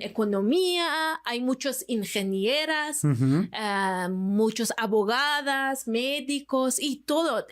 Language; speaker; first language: Spanish; non-native, fluent; Persian